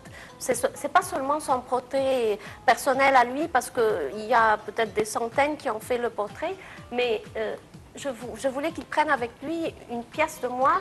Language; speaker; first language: French; non-native, fluent; Arabic